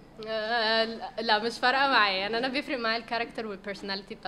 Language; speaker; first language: Arabic; native; Arabic